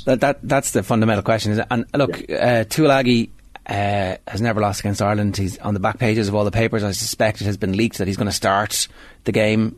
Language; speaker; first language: English; native; English